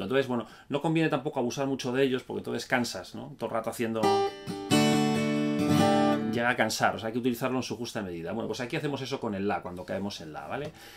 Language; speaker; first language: Spanish; native; Spanish